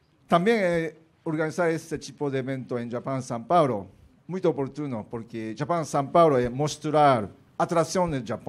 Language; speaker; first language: Portuguese; non-native, learner; Japanese